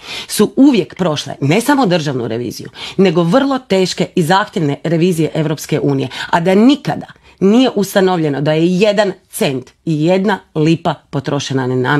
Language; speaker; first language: Croatian; native; Croatian